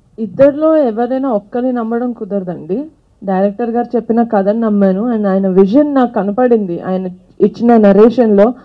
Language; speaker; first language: Telugu; native; Telugu